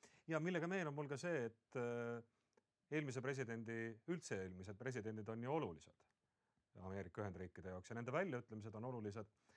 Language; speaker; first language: Estonian; native; Estonian